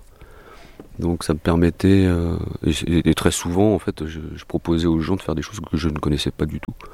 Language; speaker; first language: French; native; French